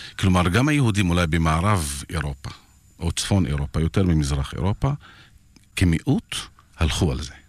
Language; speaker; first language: Hebrew; non-native, local second language; Arabic